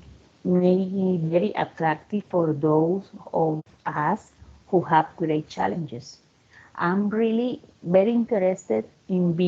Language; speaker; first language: English; non-native, learner; Spanish